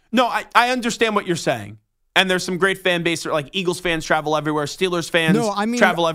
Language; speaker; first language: English; native; English